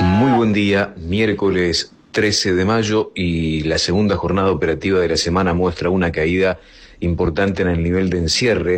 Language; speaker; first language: Spanish; native; Spanish